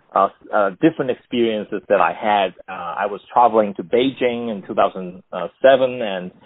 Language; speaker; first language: English; non-native, local second language; Cantonese